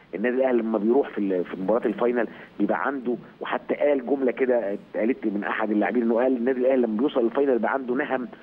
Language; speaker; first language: Arabic; native; Arabic